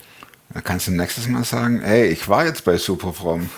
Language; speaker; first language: German; native; German